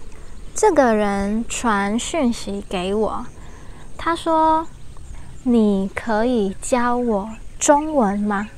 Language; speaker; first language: Chinese; non-native, learner; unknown